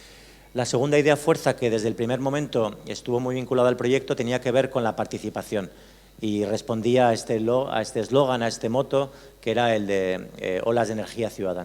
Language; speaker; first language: Spanish; native; Spanish